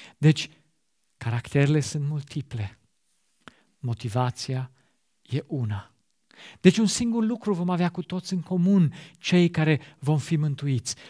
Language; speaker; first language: Romanian; non-native, fluent; German